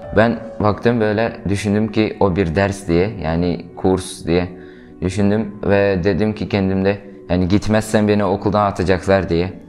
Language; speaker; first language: Turkish; non-native, fluent; Uyghur